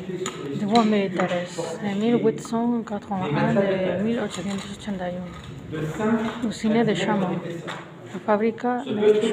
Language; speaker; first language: French; non-native, local second language; Spanish